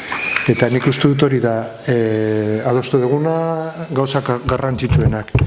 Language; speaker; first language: Basque; non-native, local second language; Spanish